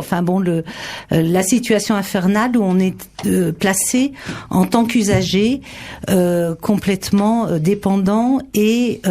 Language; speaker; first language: French; native; French